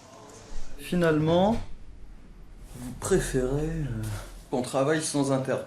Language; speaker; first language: French; native; French